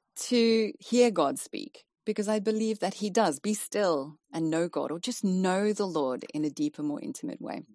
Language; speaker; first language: English; native; English